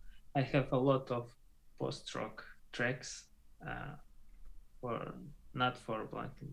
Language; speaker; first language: English; non-native, learner; Russian